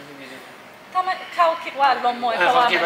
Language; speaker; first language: Thai; non-native, fluent; English